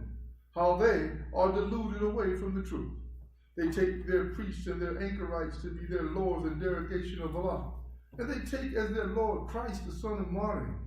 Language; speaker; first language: English; native; English